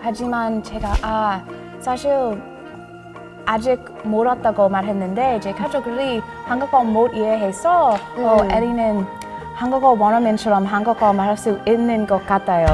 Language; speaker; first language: Korean; non-native, learner; English